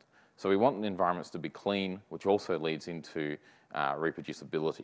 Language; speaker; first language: English; native; English